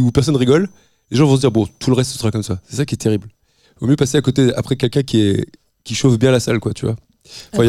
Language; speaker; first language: French; native; French